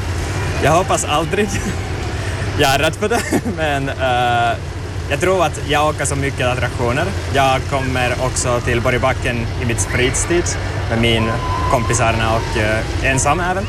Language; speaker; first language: Swedish; non-native, learner; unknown